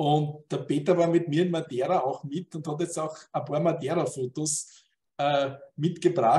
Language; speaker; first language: German; native; German